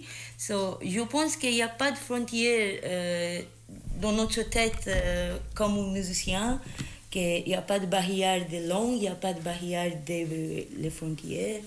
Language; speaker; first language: French; non-native, learner; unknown